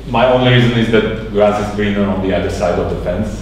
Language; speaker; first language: English; non-native, fluent; Slovak